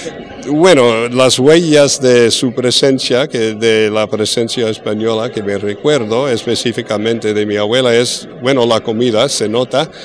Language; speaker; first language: Spanish; early bilingual, heritage; English